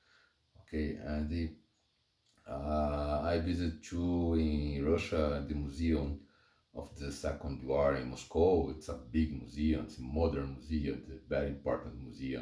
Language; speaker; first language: English; non-native, learner; Portuguese